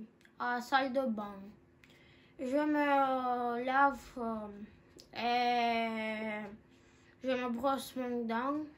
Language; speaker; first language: French; non-native, learner; Russian